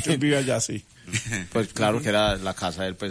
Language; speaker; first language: Spanish; native; Spanish